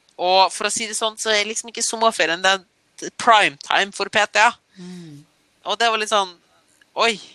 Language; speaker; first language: Norwegian; early bilingual, other home language; German